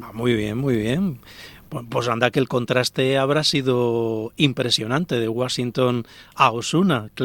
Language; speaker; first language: Spanish; native; Spanish